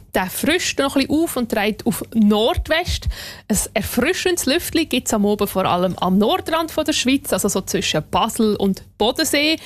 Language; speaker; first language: German; native; German